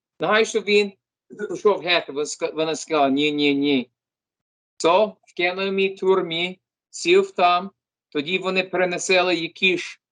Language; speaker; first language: Ukrainian; early bilingual, heritage; English